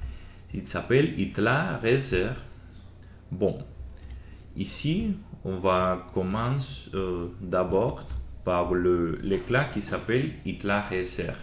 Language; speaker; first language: French; non-native, learner; Spanish